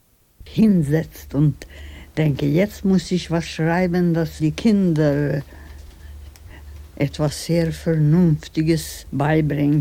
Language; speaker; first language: German; non-native, fluent; Swedish